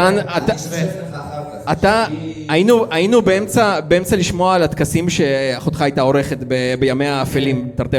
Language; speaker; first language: Hebrew; native; Hebrew